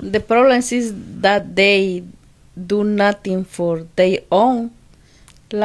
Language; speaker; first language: English; non-native, learner; Spanish